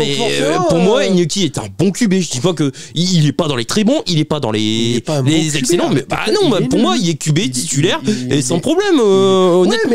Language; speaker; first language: French; native; French